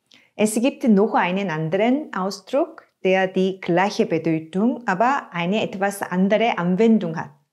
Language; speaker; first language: German; non-native, fluent; Korean